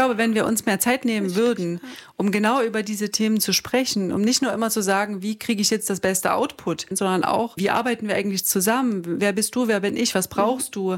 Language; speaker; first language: German; native; German